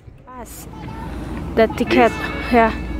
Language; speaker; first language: English; non-native, learner; Indonesian